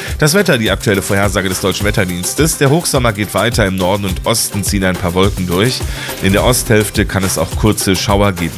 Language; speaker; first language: German; native; German